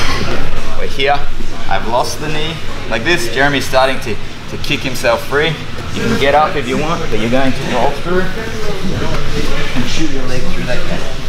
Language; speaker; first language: English; native; English